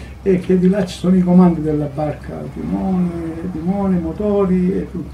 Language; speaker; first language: Italian; native; Italian